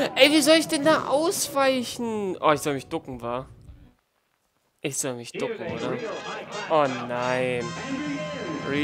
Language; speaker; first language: German; native; German